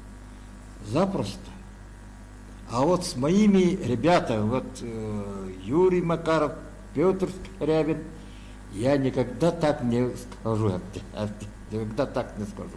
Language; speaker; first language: Russian; non-native, local second language; Yakut